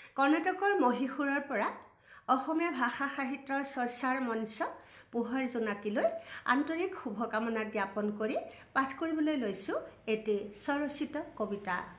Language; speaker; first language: Assamese; native; Assamese